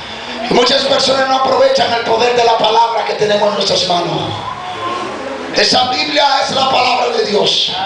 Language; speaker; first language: Spanish; native; Spanish